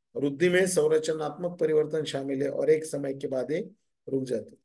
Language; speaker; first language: Hindi; non-native, local second language; Marathi